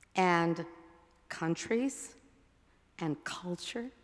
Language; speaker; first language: English; native; English